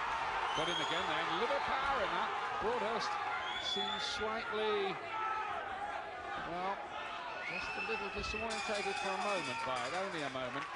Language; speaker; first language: English; native; English